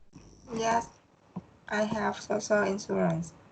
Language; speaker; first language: English; non-native, learner; Vietnamese